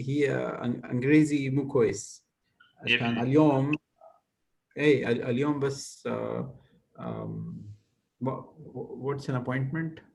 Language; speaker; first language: Arabic; non-native, learner; Hindi